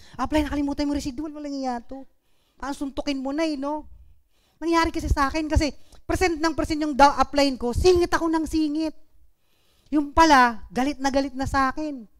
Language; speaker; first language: Filipino; non-native, local second language; Bikol